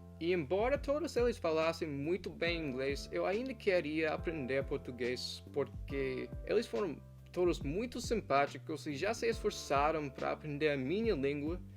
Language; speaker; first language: Portuguese; non-native, fluent; English